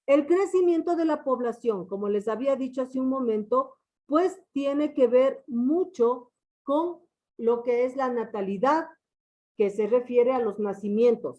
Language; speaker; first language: Spanish; native; Spanish